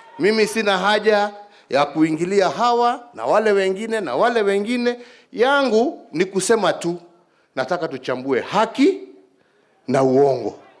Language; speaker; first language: Swahili; non-native, local second language; Kikuyu